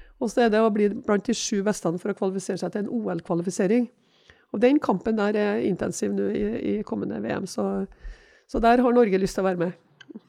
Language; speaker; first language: Norwegian; native; Norwegian